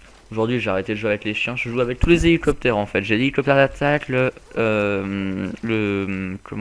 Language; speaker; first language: French; native; French